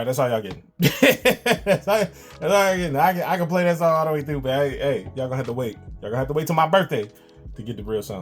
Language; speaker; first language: English; native; English